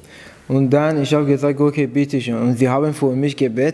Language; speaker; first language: German; non-native, learner; Persian